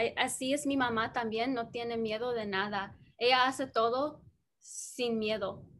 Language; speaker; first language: Spanish; early bilingual, heritage; Spanish